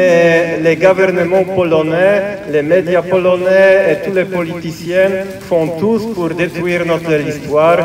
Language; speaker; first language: French; non-native, fluent; Polish